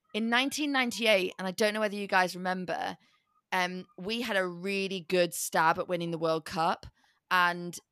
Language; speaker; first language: English; native; English